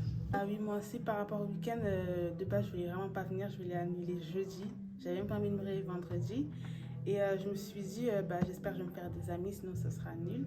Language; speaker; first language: French; native; French